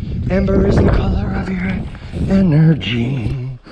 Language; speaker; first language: English; native; English